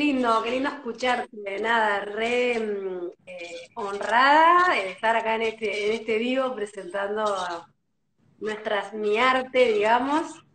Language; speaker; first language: Spanish; native; Spanish